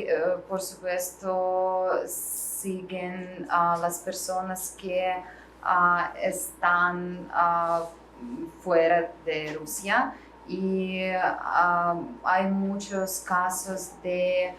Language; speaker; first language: Spanish; non-native, learner; Russian